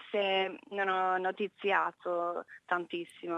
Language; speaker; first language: Italian; non-native, learner; English